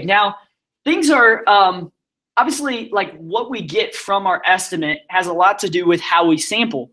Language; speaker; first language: English; native; English